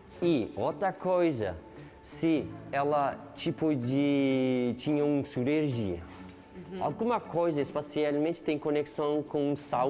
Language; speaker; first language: Portuguese; non-native, learner; Turkish